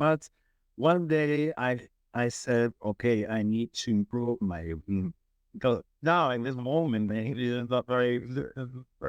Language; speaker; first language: English; non-native, learner; Spanish